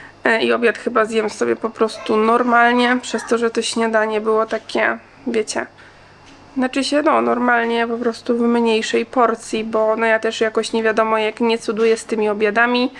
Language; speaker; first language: Polish; native; Polish